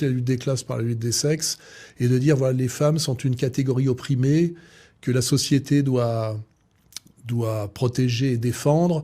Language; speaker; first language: French; native; French